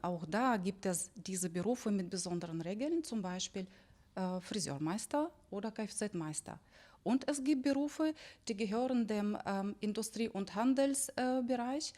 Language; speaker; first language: German; non-native, fluent; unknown